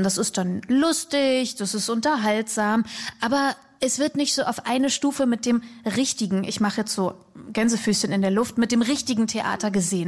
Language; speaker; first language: German; native; German